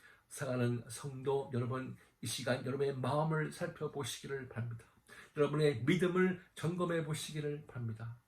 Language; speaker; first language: Korean; native; Korean